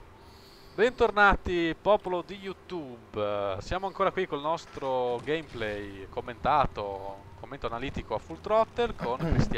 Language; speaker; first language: Italian; native; Italian